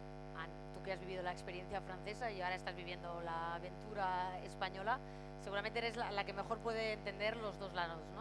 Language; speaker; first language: Spanish; native; Spanish